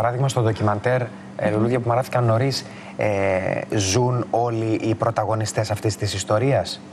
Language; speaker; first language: Greek; native; Greek